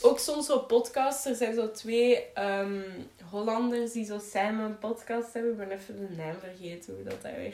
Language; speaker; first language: Dutch; native; Dutch